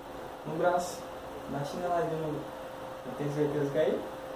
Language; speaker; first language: Portuguese; native; Portuguese